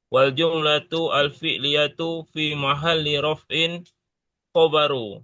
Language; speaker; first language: Arabic; non-native, learner; Indonesian